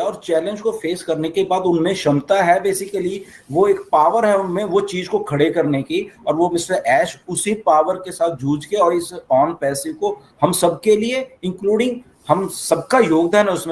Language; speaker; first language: Hindi; native; Hindi